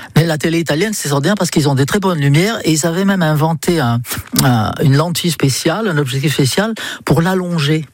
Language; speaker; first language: French; non-native, fluent; English